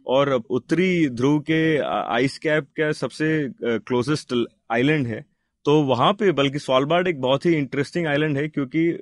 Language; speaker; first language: Hindi; non-native, local second language; Telugu